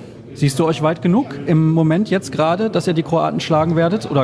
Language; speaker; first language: German; native; German